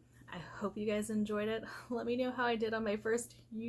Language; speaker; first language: English; native; English